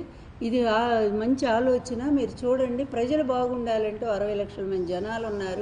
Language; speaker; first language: Telugu; native; Telugu